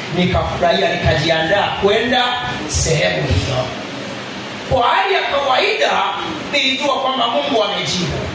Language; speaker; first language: Swahili; non-native, local second language; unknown